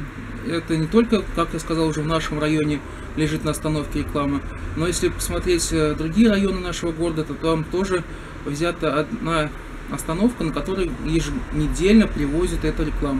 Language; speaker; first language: Russian; native; Russian